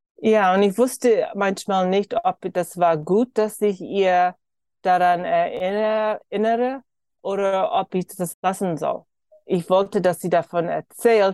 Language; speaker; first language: German; early bilingual, heritage; German